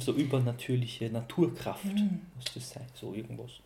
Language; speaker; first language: German; native; German